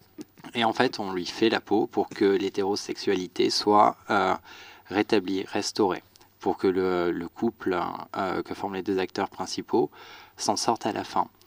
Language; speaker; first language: French; native; French